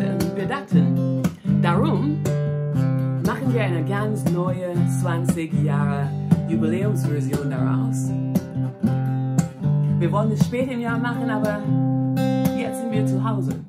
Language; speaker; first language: German; non-native, fluent; English